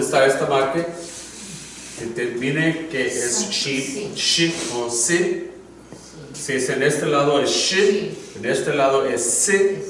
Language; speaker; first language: Spanish; non-native, learner; English